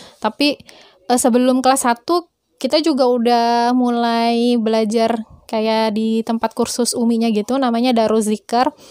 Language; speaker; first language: Indonesian; native; Indonesian